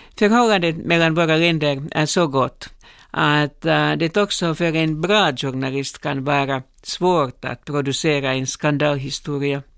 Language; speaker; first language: Swedish; non-native, local second language; Finnish